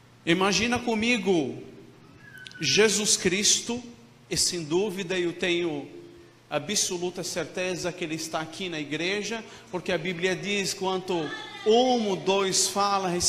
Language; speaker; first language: Portuguese; non-native, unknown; Arabic